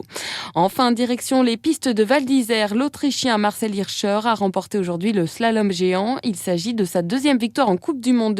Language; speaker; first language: French; native; French